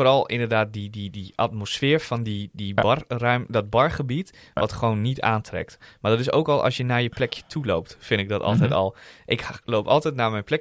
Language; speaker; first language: Dutch; native; Dutch